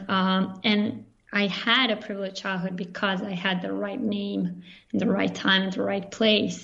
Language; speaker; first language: English; non-native, fluent; Serbian